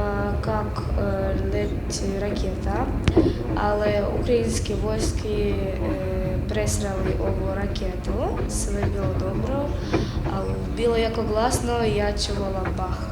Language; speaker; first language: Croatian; non-native, learner; Ukrainian